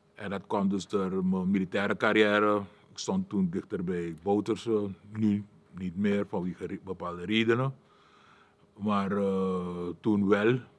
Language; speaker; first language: Dutch; native; Dutch